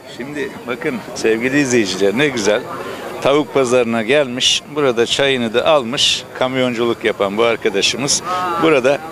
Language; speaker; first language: Turkish; native; Turkish